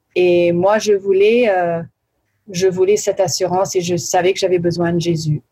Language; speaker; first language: French; early bilingual, heritage; French